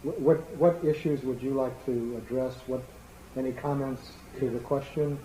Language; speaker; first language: English; native; English